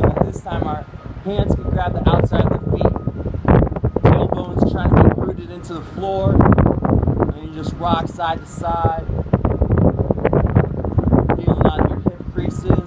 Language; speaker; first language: English; native; English